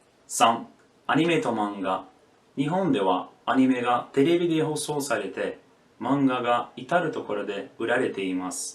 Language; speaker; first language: Japanese; non-native, learner; Portuguese